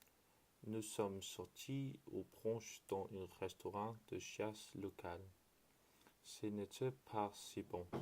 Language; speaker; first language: French; non-native, learner; Danish